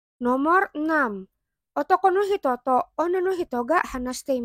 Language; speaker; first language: Japanese; non-native, fluent; Indonesian